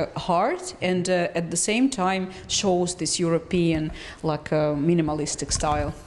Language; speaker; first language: English; non-native, fluent; Russian